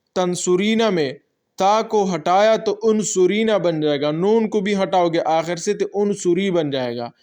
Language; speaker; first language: Urdu; non-native, local second language; Pashto